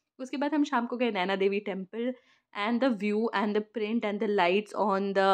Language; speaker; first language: Hindi; native; Hindi